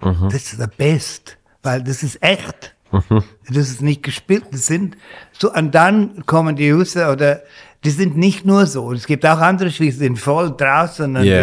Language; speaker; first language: German; non-native, fluent; English